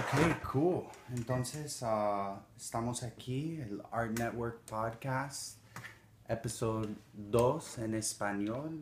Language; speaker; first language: Spanish; early bilingual, heritage; Spanish